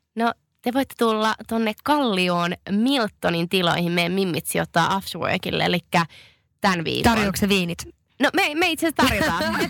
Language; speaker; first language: Finnish; early bilingual, heritage; Finnish